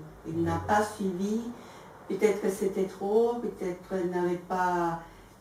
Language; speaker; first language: French; non-native, fluent; Spanish